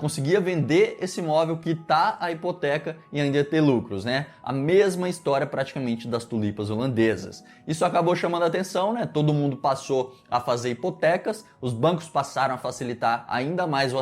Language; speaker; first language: Portuguese; native; Portuguese